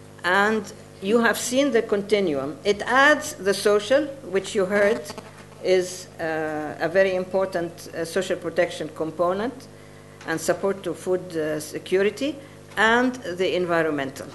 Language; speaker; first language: English; non-native, fluent; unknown